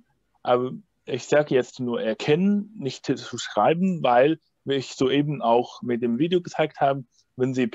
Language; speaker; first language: German; non-native, fluent; Chinese